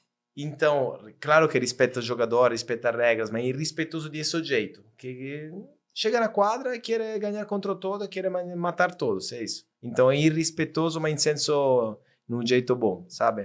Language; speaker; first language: Portuguese; non-native, fluent; Italian